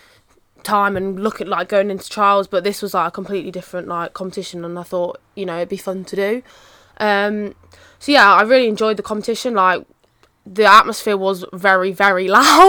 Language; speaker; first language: English; native; English